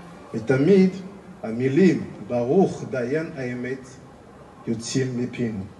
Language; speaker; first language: Hebrew; non-native, learner; French